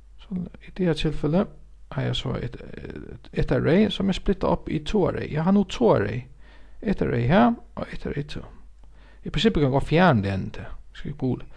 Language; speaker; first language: Danish; non-native, local second language; Faroese